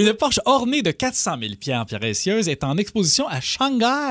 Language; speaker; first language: French; native; French